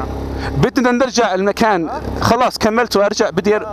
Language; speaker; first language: Arabic; early bilingual, heritage; English